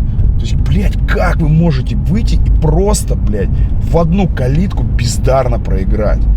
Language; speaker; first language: Russian; native; Russian